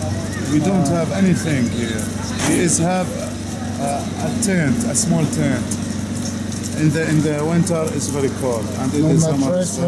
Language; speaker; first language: English; non-native, learner; Arabic